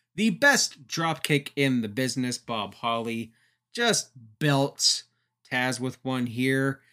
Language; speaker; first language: English; native; English